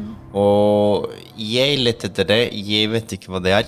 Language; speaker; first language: Norwegian; non-native, fluent; Spanish